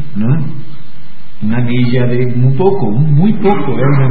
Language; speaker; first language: Spanish; native; Spanish